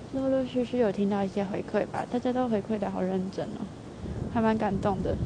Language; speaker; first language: Chinese; native; Chinese